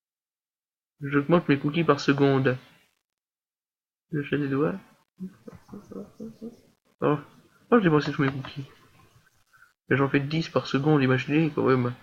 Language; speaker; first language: French; native; French